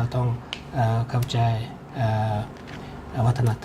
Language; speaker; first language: Thai; non-native, learner; Mongolian